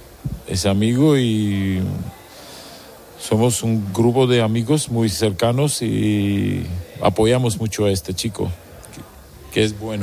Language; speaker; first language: Spanish; non-native, learner; Georgian